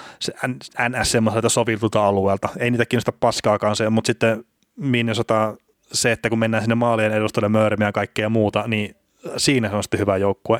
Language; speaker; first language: Finnish; native; Finnish